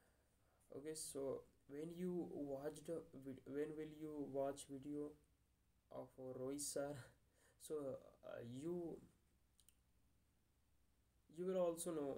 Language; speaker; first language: English; non-native, learner; Hindi